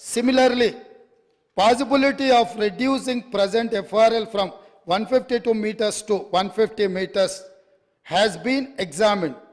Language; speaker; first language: English; non-native, local second language; Telugu